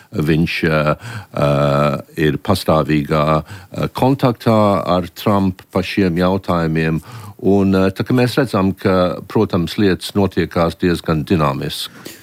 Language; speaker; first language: Latvian; early bilingual, heritage; Latvian